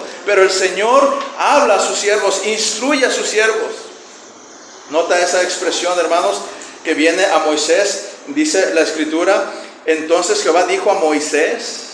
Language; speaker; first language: Spanish; native; Spanish